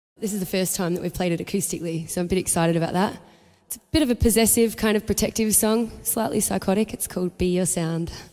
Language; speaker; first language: English; native; English